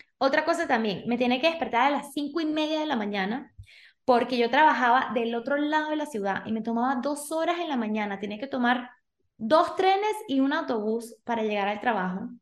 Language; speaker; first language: Spanish; early bilingual, other home language; Portuguese